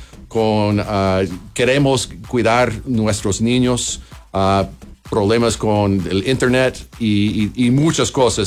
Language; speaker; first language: Spanish; non-native, learner; English